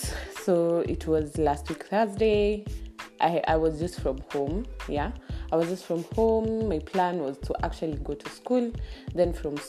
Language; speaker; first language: English; non-native, local second language; Swahili